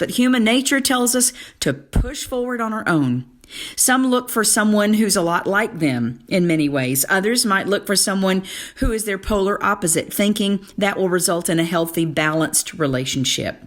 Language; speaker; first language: English; native; English